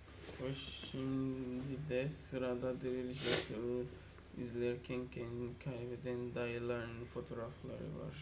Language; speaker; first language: Turkish; non-native, learner; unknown